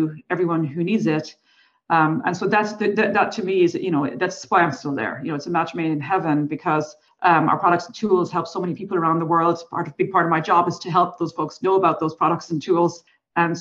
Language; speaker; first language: English; native; English